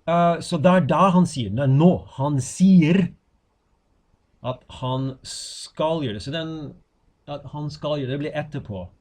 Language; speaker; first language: Norwegian; non-native, fluent; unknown